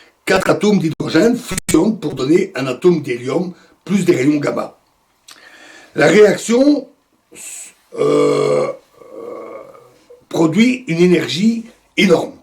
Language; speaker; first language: French; native; French